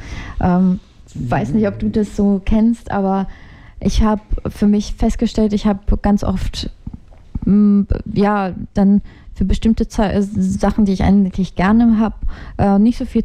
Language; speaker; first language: German; native; German